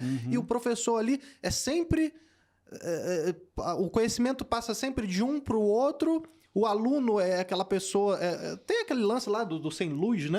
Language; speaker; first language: Portuguese; native; Portuguese